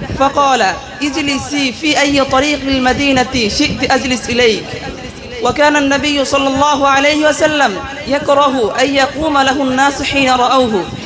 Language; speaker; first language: Arabic; non-native, fluent; Bangla